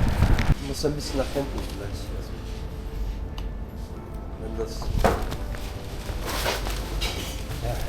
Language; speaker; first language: German; non-native, learner; Pashto